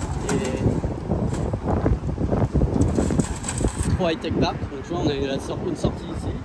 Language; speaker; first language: French; native; French